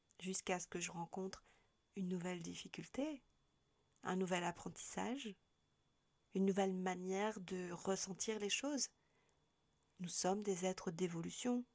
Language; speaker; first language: French; native; French